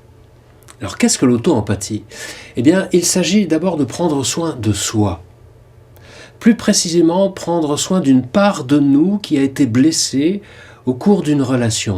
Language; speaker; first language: French; native; French